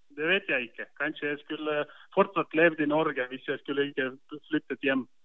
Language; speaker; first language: Norwegian; non-native, fluent; Estonian